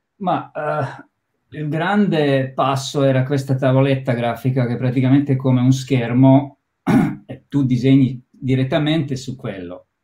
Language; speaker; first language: Italian; non-native, fluent; Croatian